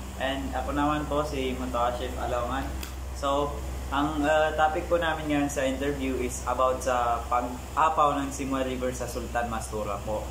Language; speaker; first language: Filipino; non-native, local second language; Maguindanaon